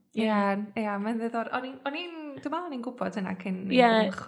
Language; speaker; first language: Welsh; native; Welsh